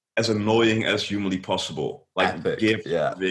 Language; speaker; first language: English; non-native, fluent; Dutch